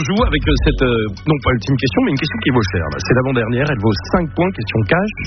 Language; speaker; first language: French; native; French